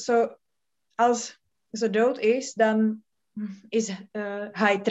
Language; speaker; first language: Dutch; non-native, learner; Czech